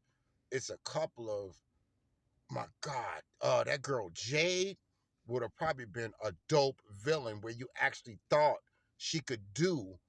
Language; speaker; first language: English; native; English